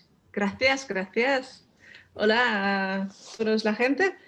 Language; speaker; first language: Spanish; non-native, learner; Dutch